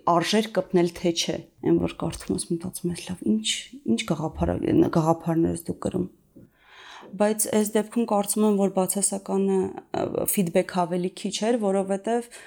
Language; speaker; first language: Armenian; native; Armenian